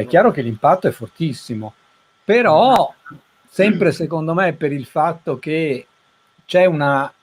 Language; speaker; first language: Italian; native; Italian